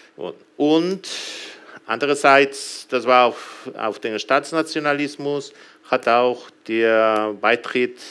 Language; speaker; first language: German; non-native, fluent; Galician